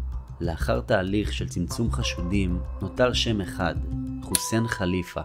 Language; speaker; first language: Hebrew; native; Hebrew